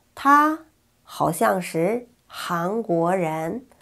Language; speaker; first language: Chinese; non-native, fluent; Korean